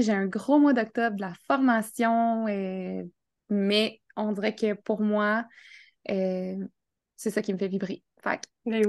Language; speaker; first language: French; native; French